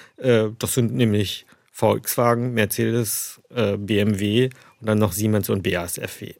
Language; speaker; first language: German; early bilingual, other home language; Chinese